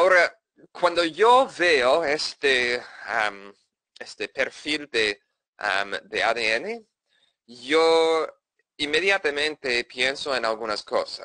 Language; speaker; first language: Spanish; non-native, fluent; English